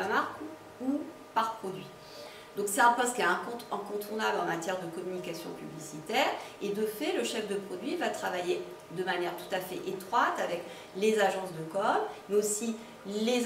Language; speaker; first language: French; native; French